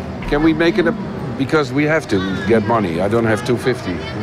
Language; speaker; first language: English; non-native, fluent; Dutch